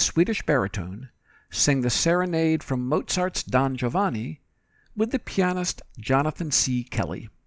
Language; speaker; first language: English; native; English